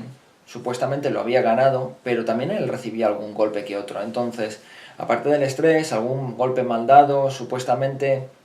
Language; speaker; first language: Spanish; native; Spanish